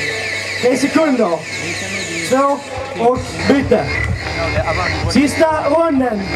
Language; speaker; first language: Swedish; native; Swedish